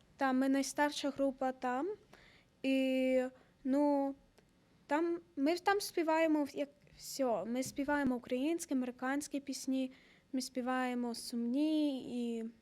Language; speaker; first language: Ukrainian; early bilingual, heritage; Ukrainian